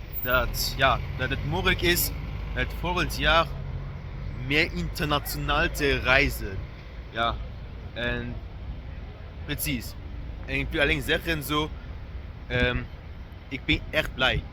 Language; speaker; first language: Dutch; non-native, learner; Luxembourgish